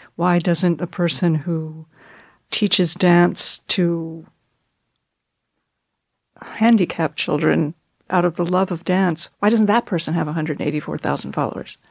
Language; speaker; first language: English; native; English